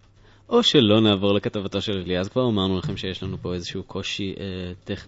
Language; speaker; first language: Hebrew; native; Hebrew